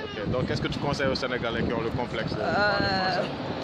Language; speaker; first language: French; native; French